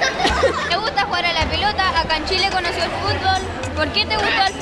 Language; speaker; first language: Spanish; native; Spanish